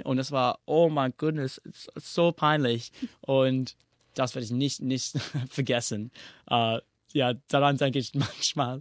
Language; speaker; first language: German; non-native, fluent; English